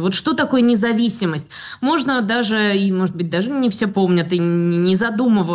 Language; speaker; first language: Russian; native; Russian